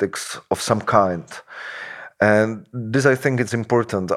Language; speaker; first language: English; non-native, fluent; Czech